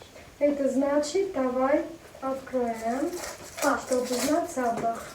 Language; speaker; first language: Russian; non-native, learner; Armenian